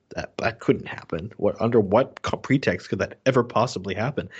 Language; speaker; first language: English; native; English